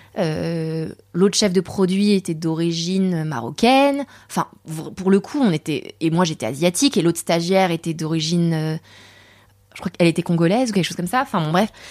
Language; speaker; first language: French; native; French